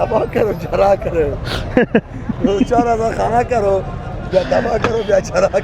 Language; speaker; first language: Hindi; non-native, learner; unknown